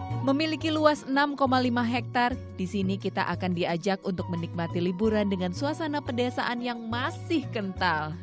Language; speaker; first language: Indonesian; native; Indonesian